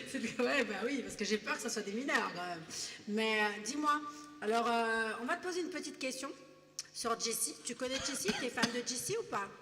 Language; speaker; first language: French; native; French